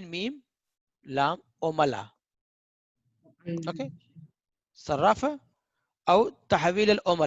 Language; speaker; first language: Arabic; non-native, fluent; Hindi